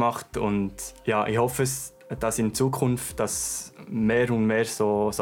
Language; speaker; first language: German; non-native, local second language; French